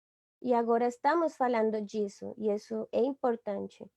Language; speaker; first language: Portuguese; non-native, fluent; Spanish